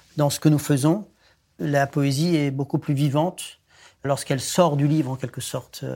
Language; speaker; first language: French; native; French